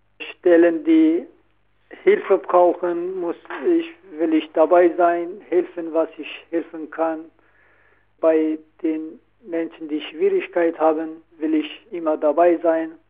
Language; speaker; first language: German; non-native, learner; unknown